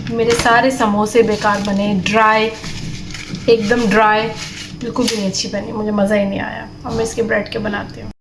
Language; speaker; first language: Urdu; native; Urdu